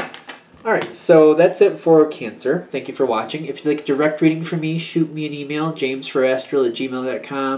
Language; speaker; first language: English; native; English